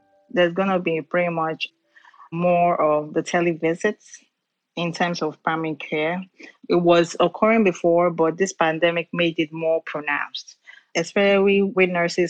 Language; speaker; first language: English; non-native, local second language; Yoruba